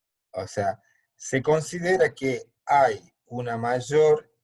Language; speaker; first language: Spanish; native; Spanish